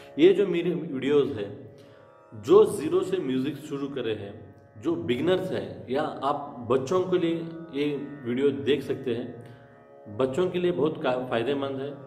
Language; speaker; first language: Hindi; non-native, local second language; Kannada